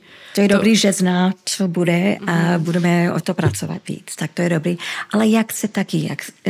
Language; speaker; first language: Czech; early bilingual, heritage; Czech